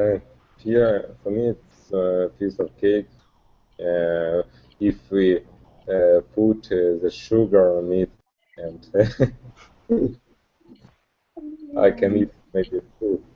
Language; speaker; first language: English; non-native, learner; Russian